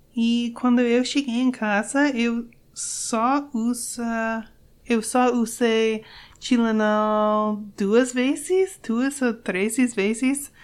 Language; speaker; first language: Portuguese; non-native, learner; English